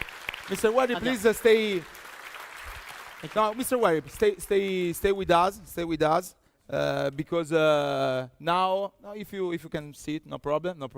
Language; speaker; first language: English; non-native, fluent; Italian